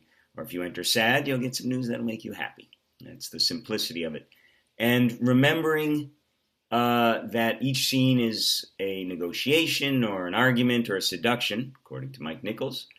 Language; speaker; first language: English; native; English